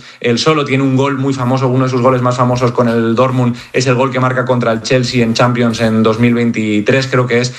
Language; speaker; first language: Spanish; native; Spanish